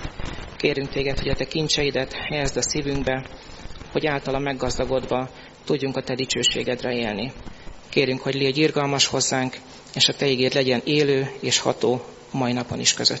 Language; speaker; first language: Hungarian; native; Hungarian